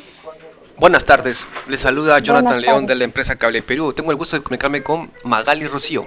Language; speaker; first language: Spanish; native; Spanish